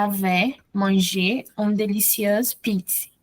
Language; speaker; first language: French; non-native, learner; Portuguese